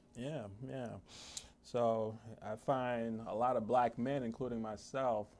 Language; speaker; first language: English; native; English